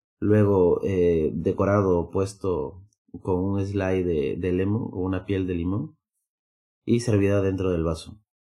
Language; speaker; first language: Spanish; native; Spanish